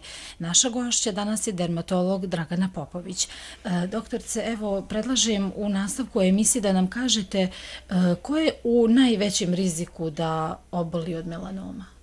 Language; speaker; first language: Croatian; native; Croatian